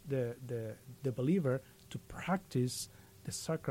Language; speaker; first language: English; non-native, fluent; Spanish